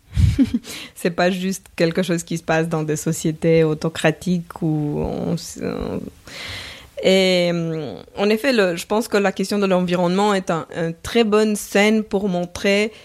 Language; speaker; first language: French; non-native, fluent; Romanian